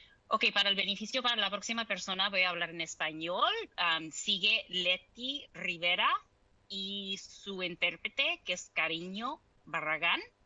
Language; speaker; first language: Spanish; early bilingual, heritage; Spanish